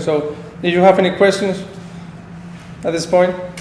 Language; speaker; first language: English; non-native, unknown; Spanish